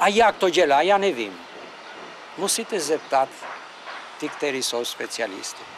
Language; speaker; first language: Czech; non-native, fluent; Albanian